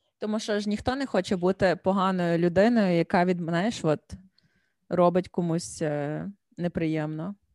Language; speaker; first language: Ukrainian; native; Ukrainian